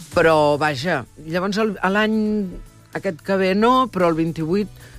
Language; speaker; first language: Catalan; early bilingual, heritage; Catalan